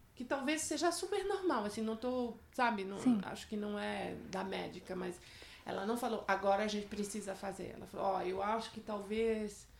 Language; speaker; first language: Portuguese; non-native, fluent; French